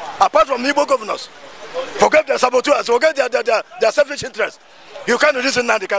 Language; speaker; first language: English; non-native, local second language; Igbo